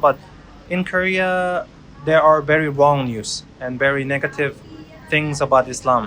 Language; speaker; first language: English; non-native, learner; Korean